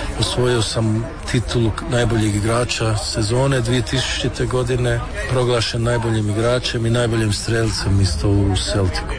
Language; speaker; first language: Serbian; early bilingual, heritage; Croatian